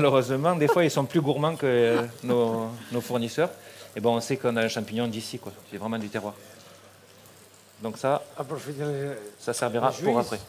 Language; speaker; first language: French; native; French